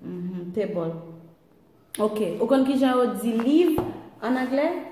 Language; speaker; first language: Spanish; non-native, learner; Haitian Creole